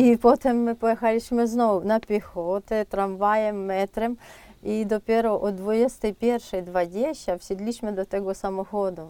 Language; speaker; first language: Polish; non-native, fluent; Ukrainian